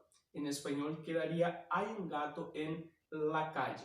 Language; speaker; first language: Spanish; non-native, fluent; Portuguese